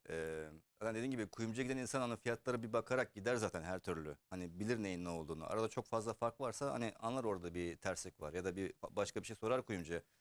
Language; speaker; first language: Turkish; early bilingual, heritage; Turkish